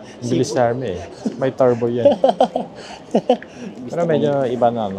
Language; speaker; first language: Filipino; non-native, learner; Korean